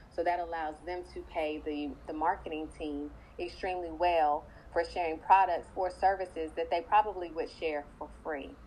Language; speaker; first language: English; native; English